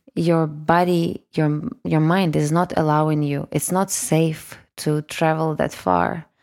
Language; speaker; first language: English; non-native, fluent; Russian